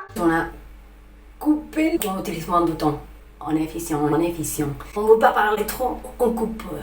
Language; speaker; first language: French; non-native, fluent; Spanish